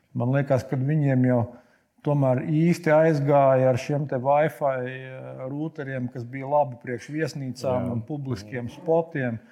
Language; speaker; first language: Latvian; native; Latvian